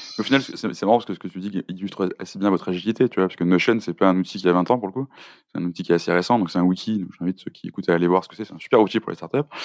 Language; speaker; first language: French; native; French